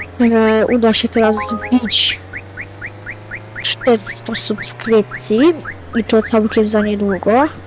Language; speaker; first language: Polish; native; Polish